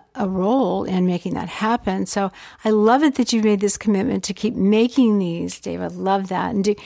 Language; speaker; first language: English; native; English